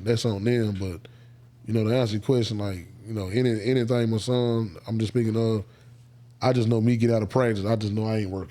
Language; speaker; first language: English; native; English